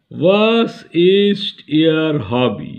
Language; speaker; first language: German; non-native, learner; Bangla